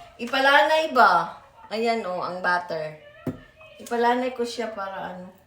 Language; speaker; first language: Filipino; non-native, local second language; Cebuano